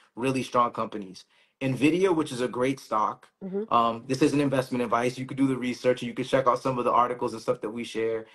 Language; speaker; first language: English; native; English